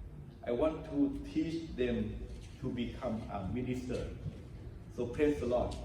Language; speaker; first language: English; non-native, learner; Thai